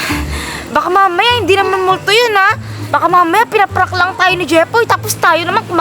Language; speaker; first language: Filipino; native; Filipino